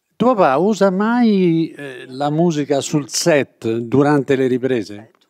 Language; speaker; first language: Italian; native; Italian